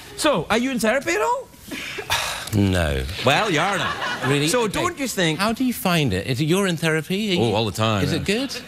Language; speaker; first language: English; native; English